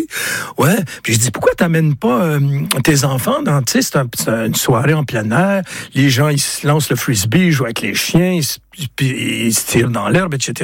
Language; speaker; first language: French; native; French